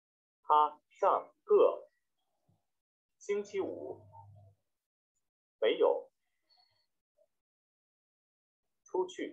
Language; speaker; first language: Chinese; non-native, learner; Vietnamese